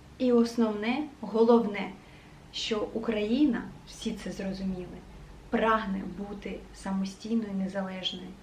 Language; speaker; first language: Ukrainian; native; Ukrainian